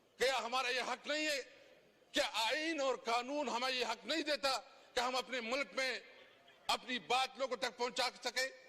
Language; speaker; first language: Urdu; non-native, local second language; Pashto